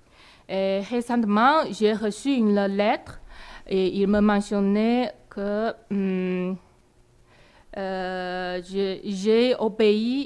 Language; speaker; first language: French; non-native, learner; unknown